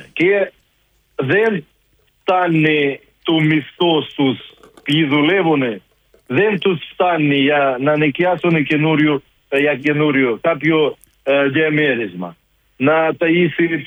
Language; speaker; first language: Greek; non-native, learner; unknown